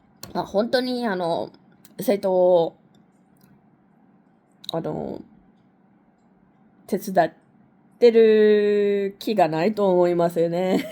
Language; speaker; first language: Japanese; non-native, learner; English